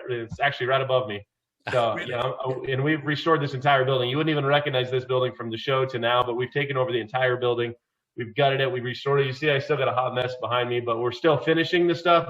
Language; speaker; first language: English; native; English